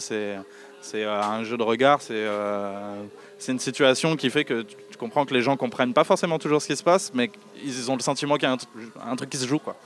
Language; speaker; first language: French; native; French